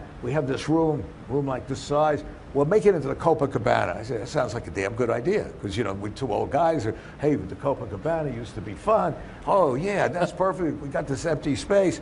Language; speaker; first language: English; native; English